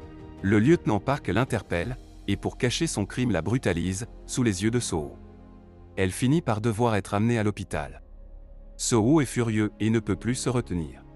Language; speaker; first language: French; native; French